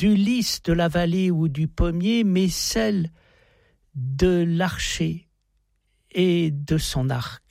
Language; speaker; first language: French; native; French